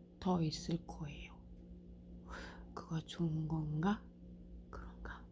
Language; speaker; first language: Korean; non-native, learner; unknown